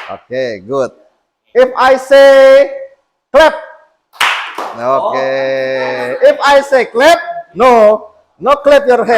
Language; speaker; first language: English; non-native, fluent; Indonesian